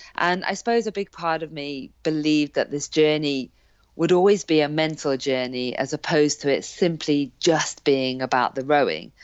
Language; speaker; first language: English; native; English